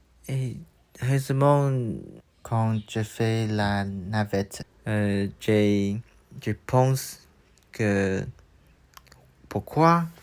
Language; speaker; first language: French; non-native, learner; Chinese